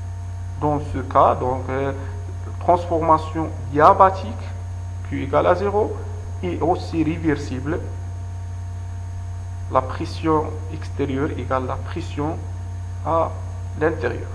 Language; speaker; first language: French; non-native, local second language; Arabic